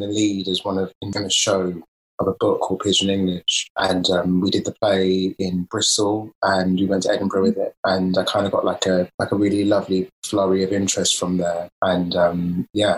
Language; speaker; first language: English; native; English